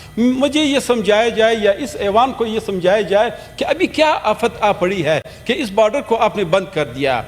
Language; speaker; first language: Urdu; non-native, local second language; Pashto